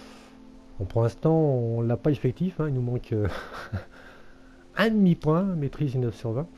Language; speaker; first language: French; native; French